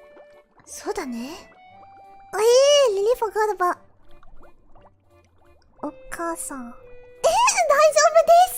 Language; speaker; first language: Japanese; non-native, learner; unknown